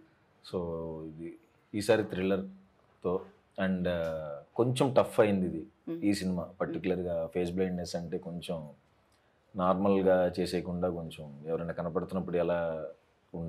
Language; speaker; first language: Telugu; native; Telugu